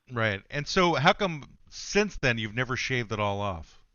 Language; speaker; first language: English; native; English